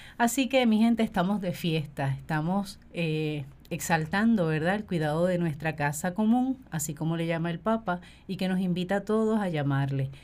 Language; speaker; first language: Spanish; native; Spanish